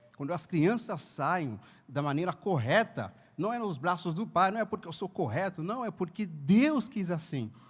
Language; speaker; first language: Portuguese; non-native, fluent; Haitian Creole